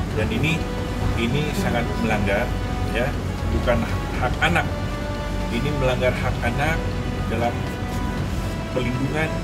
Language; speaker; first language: Indonesian; native; Indonesian